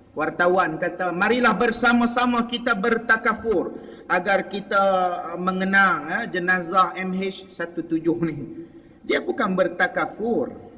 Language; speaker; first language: Malay; native; Malay